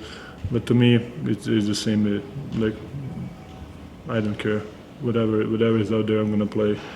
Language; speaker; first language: English; non-native, fluent; Serbian